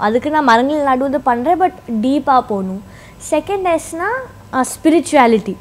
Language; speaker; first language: Tamil; non-native, local second language; Hindi